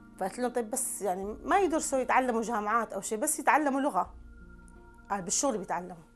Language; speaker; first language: Arabic; native; Arabic